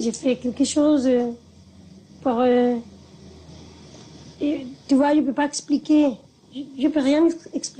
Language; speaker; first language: French; non-native, fluent; Spanish